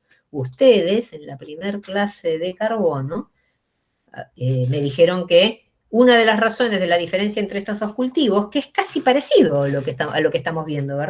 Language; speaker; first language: Spanish; native; Spanish